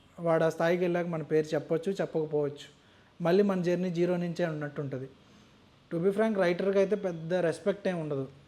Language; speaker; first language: Telugu; native; Telugu